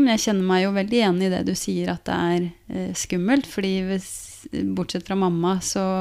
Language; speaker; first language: Norwegian; native; Norwegian